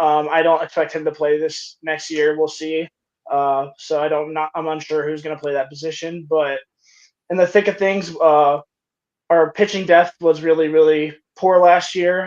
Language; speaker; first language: English; native; English